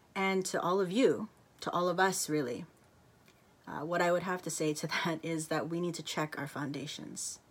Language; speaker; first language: English; native; English